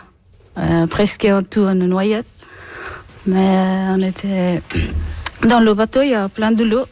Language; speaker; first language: French; non-native, learner; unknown